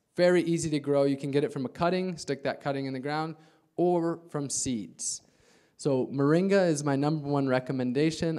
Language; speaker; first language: English; native; English